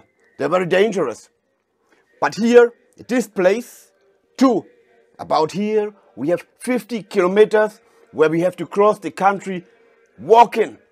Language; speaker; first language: English; non-native, fluent; German